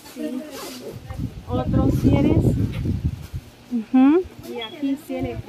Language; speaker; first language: Spanish; non-native, learner; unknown